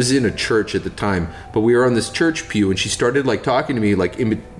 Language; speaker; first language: English; native; English